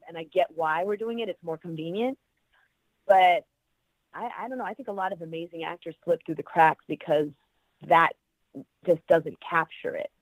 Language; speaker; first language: English; native; English